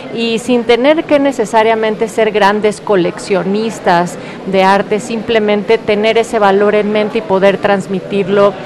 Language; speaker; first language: Spanish; native; Spanish